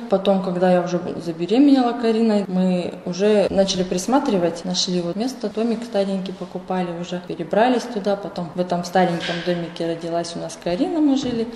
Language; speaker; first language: Russian; native; Russian